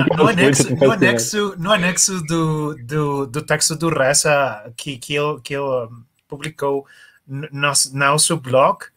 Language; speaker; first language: Portuguese; non-native, learner; Spanish